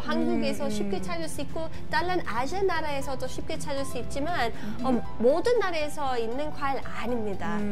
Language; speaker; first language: Korean; non-native, learner; English